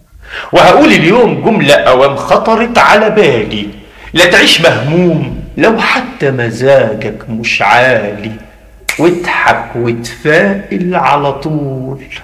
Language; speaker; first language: Arabic; native; Arabic